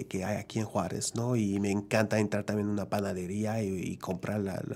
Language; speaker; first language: Spanish; non-native, fluent; French